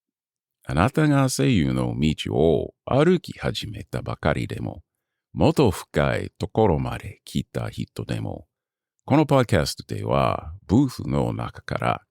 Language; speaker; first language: Japanese; non-native, learner; English